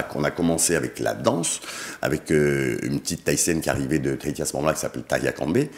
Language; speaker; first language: French; native; French